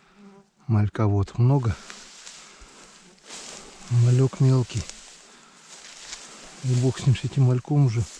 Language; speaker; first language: Russian; native; Russian